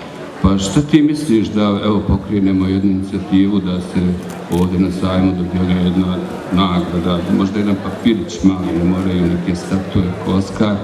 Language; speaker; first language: Bosnian; native; Bosnian